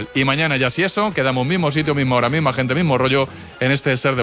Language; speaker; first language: Spanish; native; Spanish